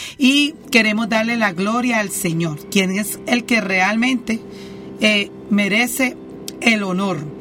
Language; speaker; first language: Spanish; native; Spanish